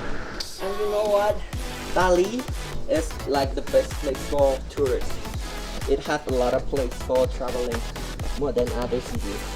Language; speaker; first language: English; non-native, learner; Chinese